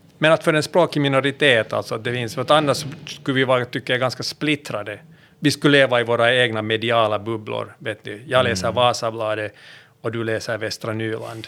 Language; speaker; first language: Swedish; native; Swedish